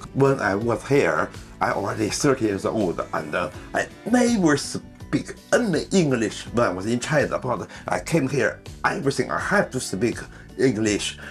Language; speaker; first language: English; non-native, learner; Chinese